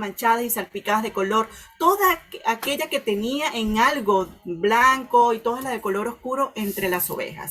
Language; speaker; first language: Spanish; native; Spanish